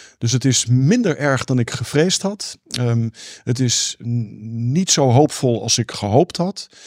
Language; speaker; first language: Dutch; native; Dutch